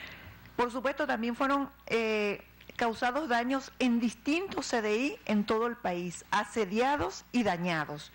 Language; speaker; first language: Spanish; native; Spanish